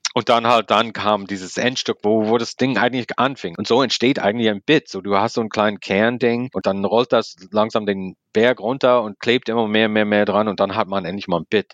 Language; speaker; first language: German; non-native, fluent; English